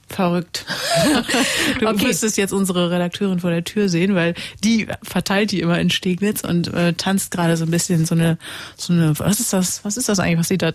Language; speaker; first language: German; native; German